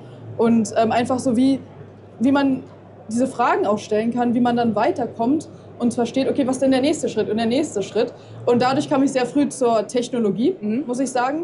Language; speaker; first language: German; native; German